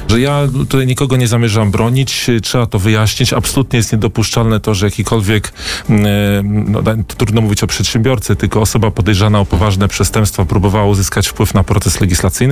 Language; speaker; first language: Polish; native; Polish